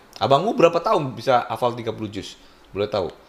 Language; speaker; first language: Indonesian; native; Indonesian